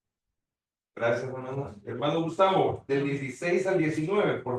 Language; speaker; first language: Spanish; native; Spanish